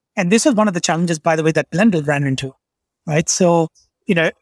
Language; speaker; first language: English; non-native, local second language; Bangla